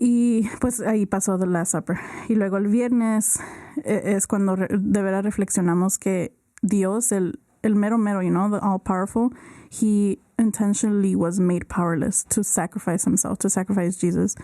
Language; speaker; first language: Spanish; early bilingual, heritage; Spanish